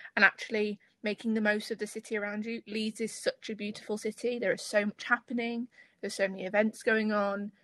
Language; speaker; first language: English; native; English